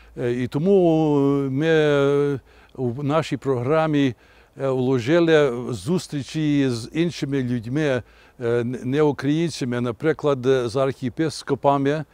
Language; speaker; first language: Ukrainian; early bilingual, heritage; Ukrainian